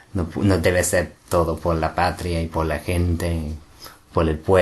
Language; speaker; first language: Spanish; non-native, fluent; English